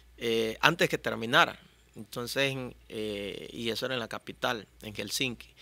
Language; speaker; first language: Spanish; native; Spanish